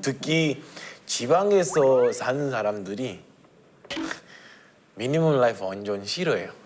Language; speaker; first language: Korean; non-native, fluent; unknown